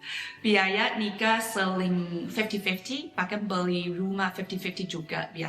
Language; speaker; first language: Indonesian; non-native, fluent; Chinese